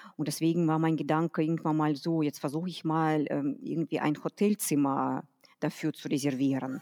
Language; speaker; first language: German; non-native, fluent; Russian